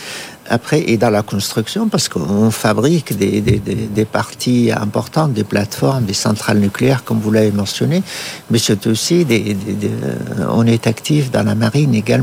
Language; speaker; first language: French; non-native, fluent; Arabic